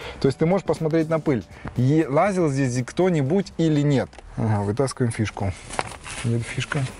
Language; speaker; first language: Russian; native; Russian